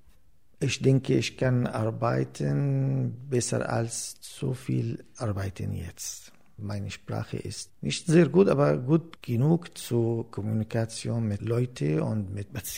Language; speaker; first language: German; non-native, learner; Arabic